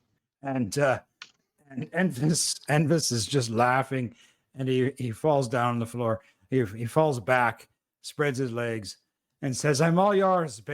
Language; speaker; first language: English; native; English